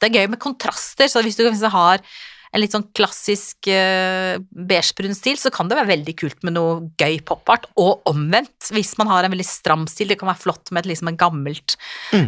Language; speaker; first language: Norwegian; native; Norwegian